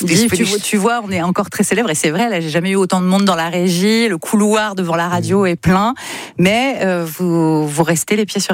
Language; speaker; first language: French; native; French